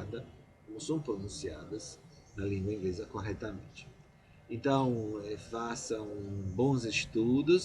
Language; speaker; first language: Portuguese; non-native, fluent; Italian